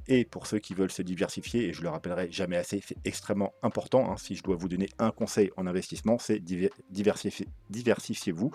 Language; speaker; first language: French; native; French